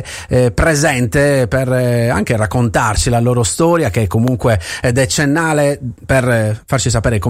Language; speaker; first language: Italian; native; Italian